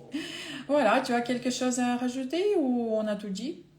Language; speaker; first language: French; non-native, fluent; Ukrainian